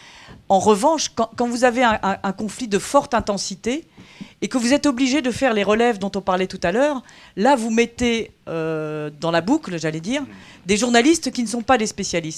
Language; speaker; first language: French; native; French